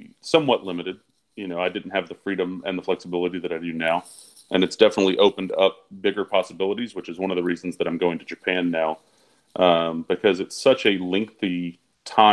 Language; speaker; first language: English; native; English